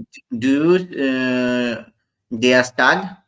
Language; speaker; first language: German; non-native, learner; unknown